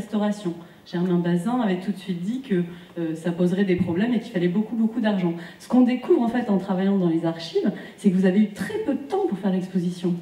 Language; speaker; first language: French; native; French